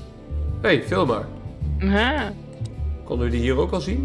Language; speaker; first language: Dutch; native; Dutch